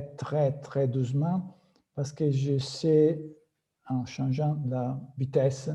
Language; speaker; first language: French; non-native, fluent; Italian